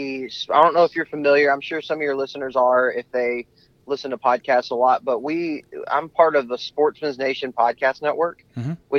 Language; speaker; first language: English; native; English